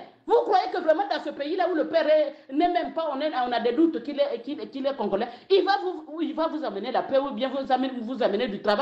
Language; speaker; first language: French; non-native, local second language; Lingala